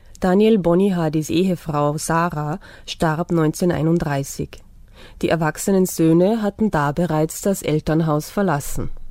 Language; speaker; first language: German; native; German